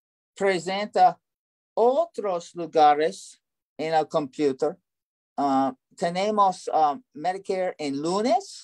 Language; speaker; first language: Spanish; non-native, learner; English